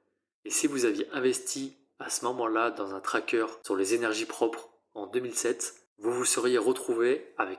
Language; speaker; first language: French; native; French